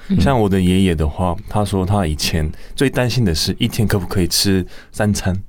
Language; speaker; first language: Chinese; non-native, fluent; Korean